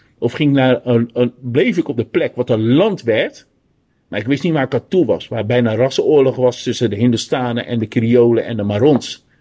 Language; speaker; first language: Dutch; native; Dutch